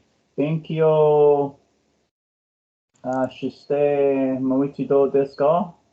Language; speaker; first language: Japanese; non-native, learner; English